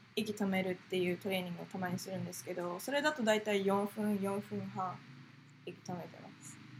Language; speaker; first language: Japanese; native; Japanese